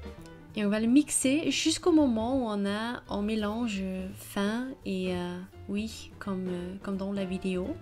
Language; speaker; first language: French; non-native, fluent; Danish